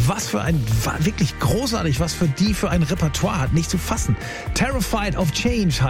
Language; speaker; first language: German; native; German